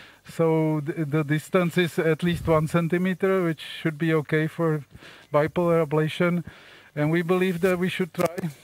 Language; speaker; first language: English; non-native, fluent; Czech